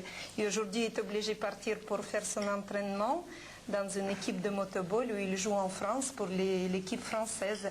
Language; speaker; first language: French; non-native, fluent; Ukrainian